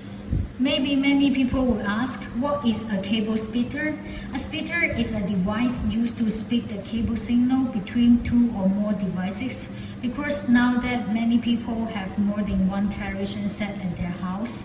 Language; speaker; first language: English; non-native, fluent; Chinese